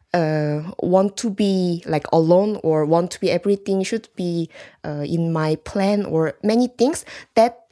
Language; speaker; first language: English; non-native, learner; Korean